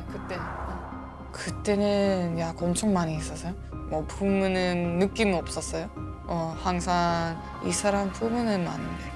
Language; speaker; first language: Korean; non-native, learner; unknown